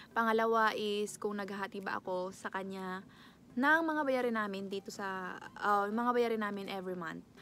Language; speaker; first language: Filipino; native; Filipino